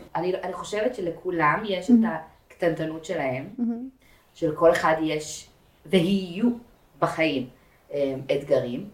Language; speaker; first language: Hebrew; native; Hebrew